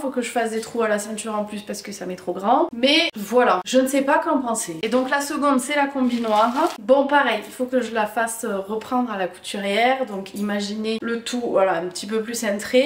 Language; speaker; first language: French; native; French